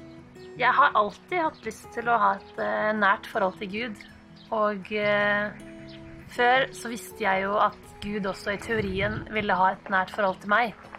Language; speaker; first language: Norwegian; native; Norwegian